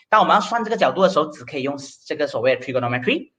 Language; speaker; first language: Chinese; native; Chinese